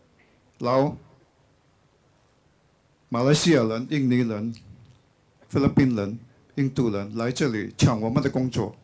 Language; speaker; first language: Chinese; non-native, local second language; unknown